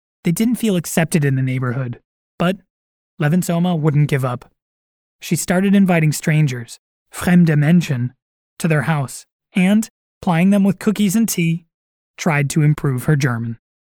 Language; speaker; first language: English; native; English